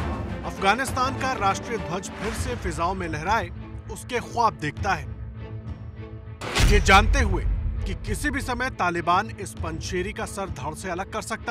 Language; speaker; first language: Hindi; native; Hindi